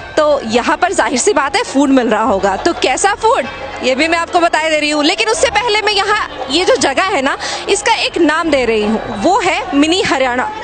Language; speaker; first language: Hindi; native; Hindi